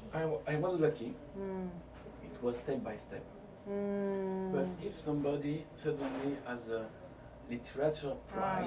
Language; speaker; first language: English; non-native, fluent; French